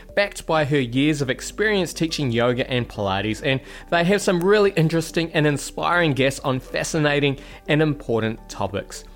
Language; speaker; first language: English; native; English